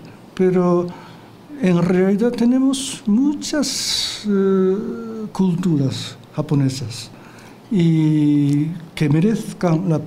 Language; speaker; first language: Spanish; non-native, fluent; Japanese